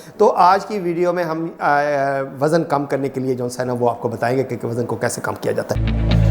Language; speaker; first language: Urdu; non-native, local second language; Punjabi